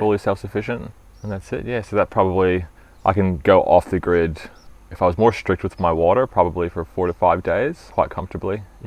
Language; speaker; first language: English; early bilingual, other home language; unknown